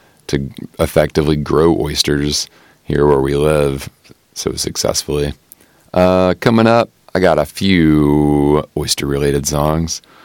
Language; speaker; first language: English; native; English